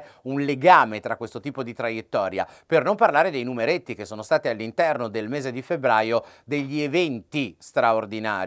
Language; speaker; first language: Italian; native; Italian